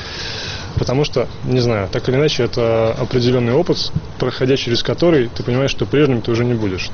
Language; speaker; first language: Russian; native; Russian